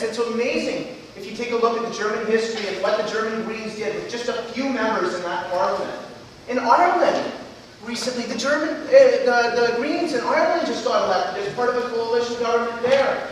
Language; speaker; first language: English; native; English